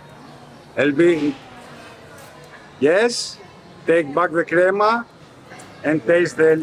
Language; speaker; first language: English; non-native, fluent; Greek